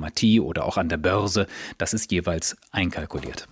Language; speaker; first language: German; native; German